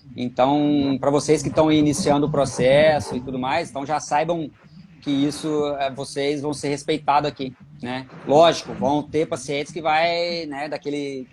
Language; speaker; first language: Portuguese; native; Portuguese